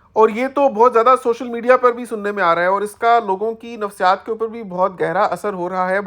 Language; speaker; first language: Urdu; native; Urdu